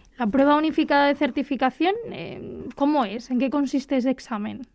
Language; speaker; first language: Spanish; native; Spanish